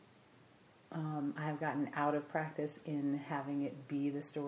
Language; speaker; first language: English; native; English